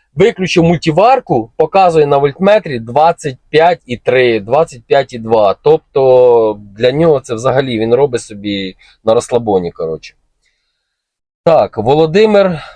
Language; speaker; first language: Ukrainian; non-native, local second language; Russian